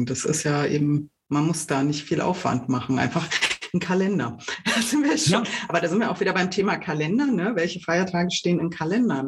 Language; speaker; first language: German; native; German